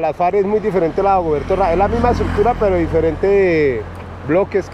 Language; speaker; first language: Spanish; native; Spanish